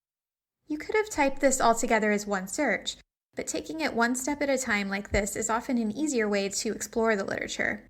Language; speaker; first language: English; native; English